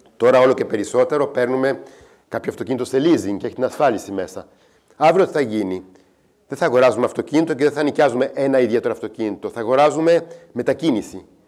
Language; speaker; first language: Greek; non-native, fluent; French